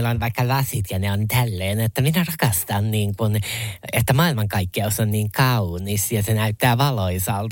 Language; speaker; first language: Finnish; native; Finnish